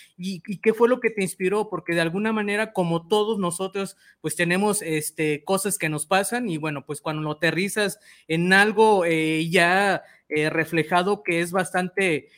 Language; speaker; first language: Spanish; native; Spanish